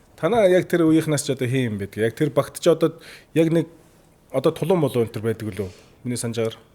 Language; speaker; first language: Mongolian; native; Mongolian